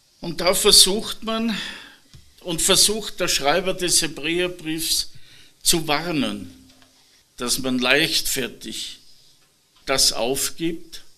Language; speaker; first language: German; native; German